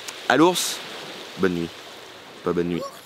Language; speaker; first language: French; native; French